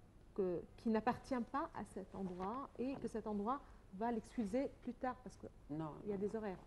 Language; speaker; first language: French; non-native, fluent; Arabic